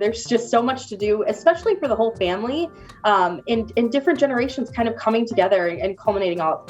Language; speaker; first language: English; native; English